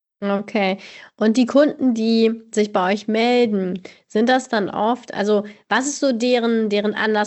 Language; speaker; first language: German; native; German